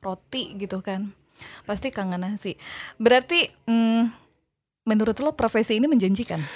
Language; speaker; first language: Indonesian; native; Indonesian